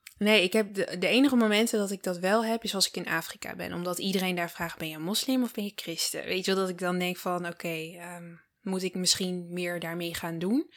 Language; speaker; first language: Dutch; early bilingual, other home language; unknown